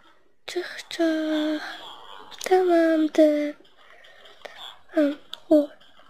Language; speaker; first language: Turkish; non-native, learner; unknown